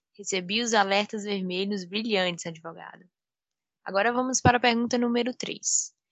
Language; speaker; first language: Portuguese; native; Portuguese